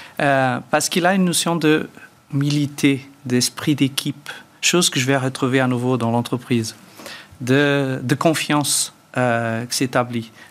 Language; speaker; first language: French; early bilingual, other home language; Portuguese